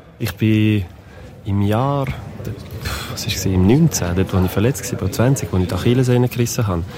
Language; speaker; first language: German; non-native, local second language; French